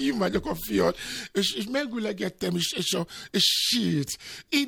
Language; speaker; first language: Hungarian; non-native, fluent; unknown